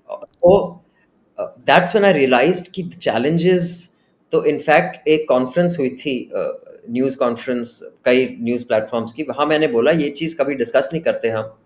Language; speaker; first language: Hindi; native; Hindi